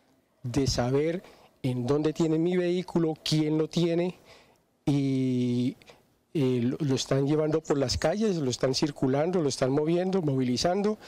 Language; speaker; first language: Spanish; native; Spanish